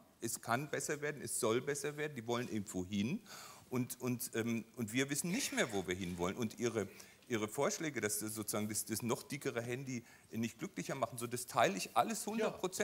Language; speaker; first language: German; native; German